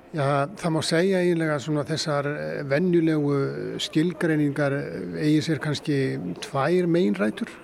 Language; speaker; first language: Icelandic; native; Icelandic